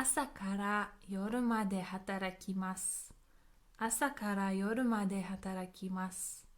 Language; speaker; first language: Japanese; non-native, fluent; English